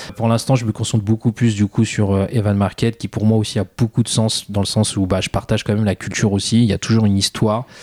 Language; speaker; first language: French; early bilingual, other home language; Khmer